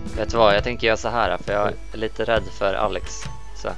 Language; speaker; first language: Swedish; native; Swedish